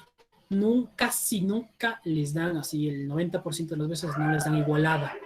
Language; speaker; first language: Spanish; native; Spanish